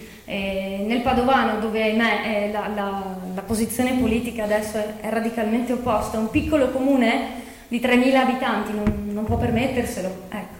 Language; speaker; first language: Italian; native; Italian